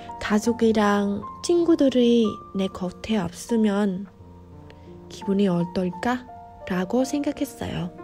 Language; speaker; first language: Korean; non-native, fluent; Vietnamese